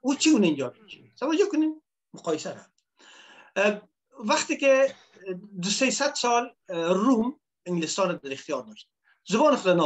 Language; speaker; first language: Persian; native; Persian